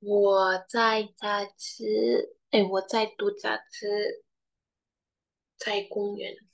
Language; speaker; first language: Chinese; non-native, learner; Indonesian